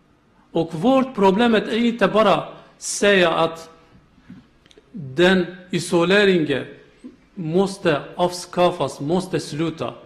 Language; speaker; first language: Swedish; non-native, learner; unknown